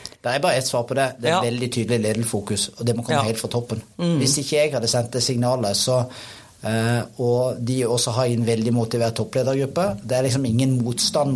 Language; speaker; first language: Norwegian; native; Norwegian